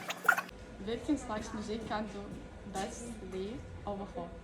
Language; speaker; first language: Danish; non-native, learner; German